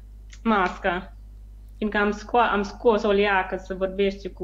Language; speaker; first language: Romanian; non-native, learner; English